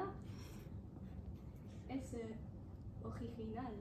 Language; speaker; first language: Spanish; non-native, learner; French